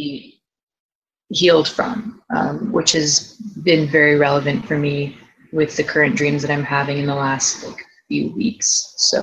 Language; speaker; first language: English; native; English